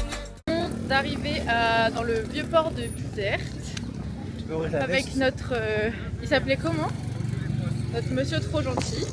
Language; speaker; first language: French; native; French